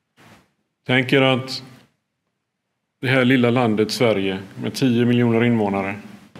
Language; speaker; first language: Swedish; early bilingual, other home language; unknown